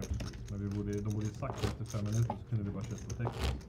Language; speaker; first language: Swedish; native; Swedish